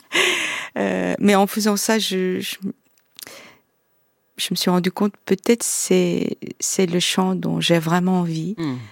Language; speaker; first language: French; non-native, fluent; Korean